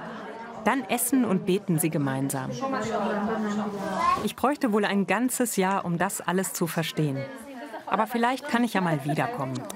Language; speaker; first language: German; native; German